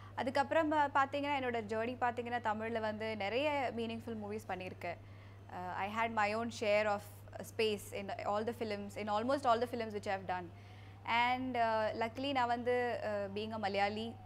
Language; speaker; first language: Tamil; non-native, local second language; Malayalam